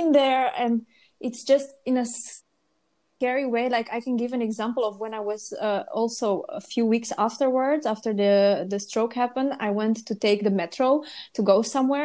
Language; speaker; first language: English; non-native, fluent; Romanian